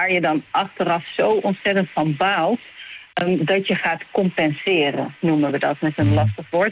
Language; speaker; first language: Dutch; native; Dutch